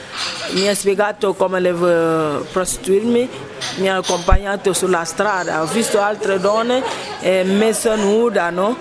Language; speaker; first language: Italian; non-native, fluent; Ibibio